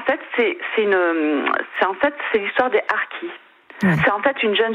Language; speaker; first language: French; native; French